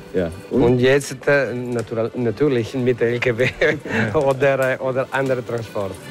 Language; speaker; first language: German; non-native, learner; Italian